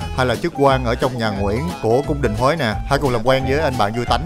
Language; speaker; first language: Vietnamese; native; Vietnamese